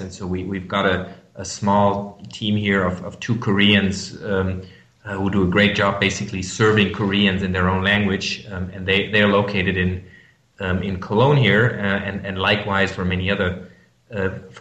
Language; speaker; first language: English; non-native, fluent; German